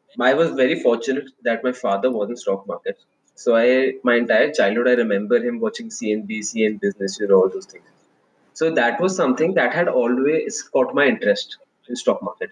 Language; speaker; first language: English; non-native, local second language; Hindi